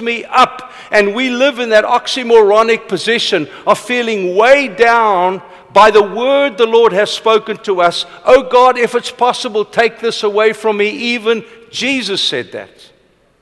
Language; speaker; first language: English; non-native, local second language; Afrikaans